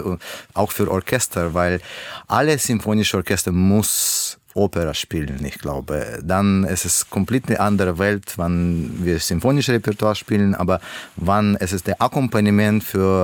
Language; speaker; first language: German; non-native, learner; Russian